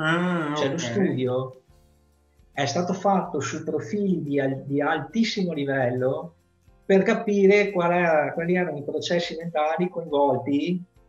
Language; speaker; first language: Italian; native; Italian